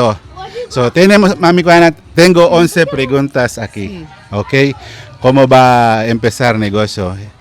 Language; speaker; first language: Spanish; non-native, learner; Filipino